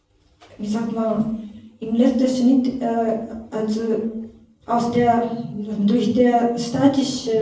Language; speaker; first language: German; non-native, learner; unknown